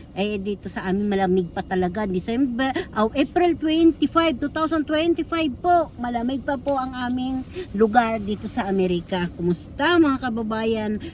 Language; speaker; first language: Filipino; native; Filipino